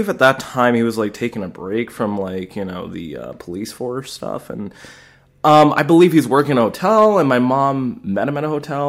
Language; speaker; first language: English; native; English